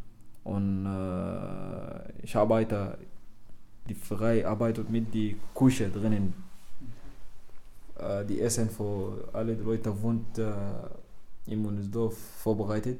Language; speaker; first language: German; non-native, learner; Arabic